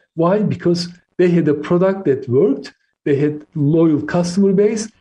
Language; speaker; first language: English; non-native, fluent; Turkish